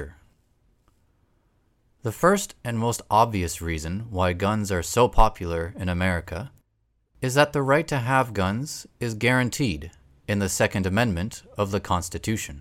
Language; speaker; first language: English; native; English